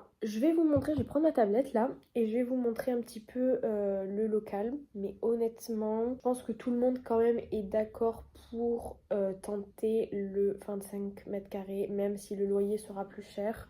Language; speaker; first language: French; native; French